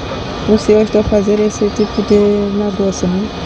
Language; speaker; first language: Portuguese; non-native, local second language; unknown